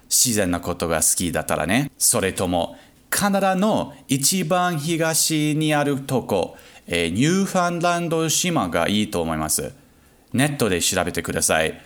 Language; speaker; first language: Japanese; non-native, learner; English